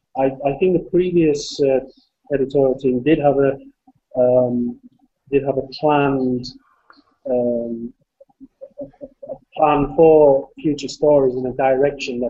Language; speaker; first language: English; native; English